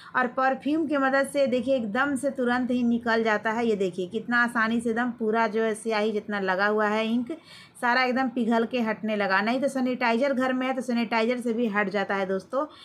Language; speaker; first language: Hindi; native; Hindi